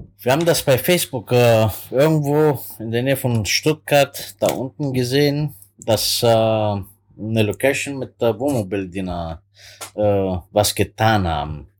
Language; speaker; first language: German; non-native, fluent; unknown